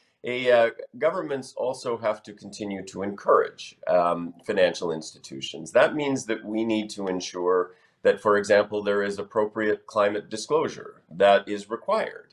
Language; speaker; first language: English; native; English